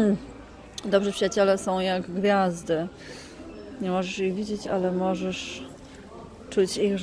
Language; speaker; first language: Polish; native; Polish